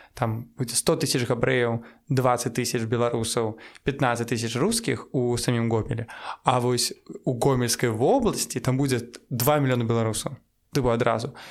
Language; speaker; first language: Belarusian; non-native, local second language; Russian